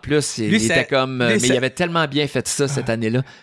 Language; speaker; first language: French; native; French